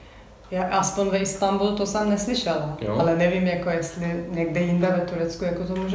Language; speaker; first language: Czech; non-native, learner; Turkish